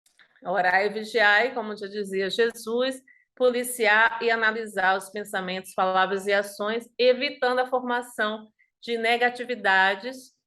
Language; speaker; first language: Portuguese; native; Portuguese